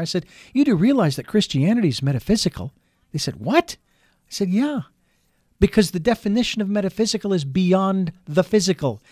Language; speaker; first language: English; native; English